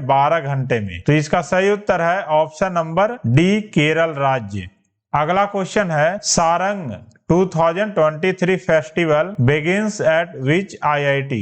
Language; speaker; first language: Hindi; native; Hindi